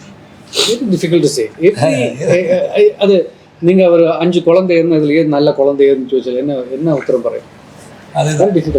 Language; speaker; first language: Tamil; non-native, learner; Malayalam